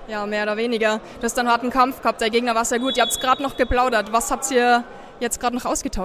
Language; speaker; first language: German; native; German